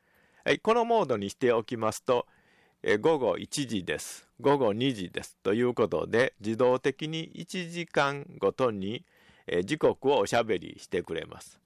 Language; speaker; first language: Japanese; native; Japanese